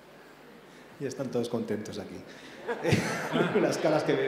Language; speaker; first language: Spanish; native; Spanish